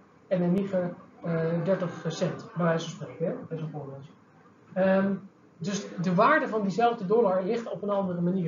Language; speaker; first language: Dutch; native; Dutch